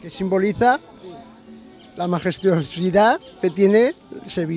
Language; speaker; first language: Spanish; native; Spanish